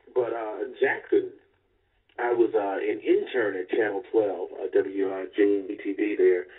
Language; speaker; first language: English; native; English